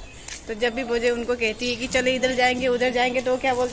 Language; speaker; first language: Hindi; non-native, local second language; Nepali